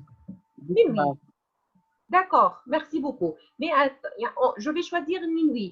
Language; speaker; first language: French; non-native, fluent; Arabic